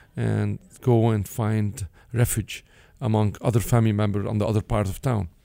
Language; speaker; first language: English; non-native, fluent; Arabic